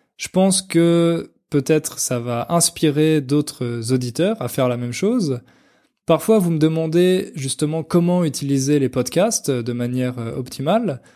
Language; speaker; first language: French; native; French